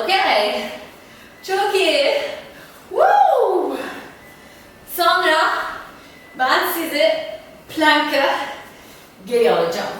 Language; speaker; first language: Turkish; non-native, fluent; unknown